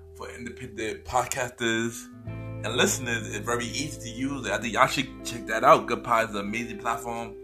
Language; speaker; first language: English; native; English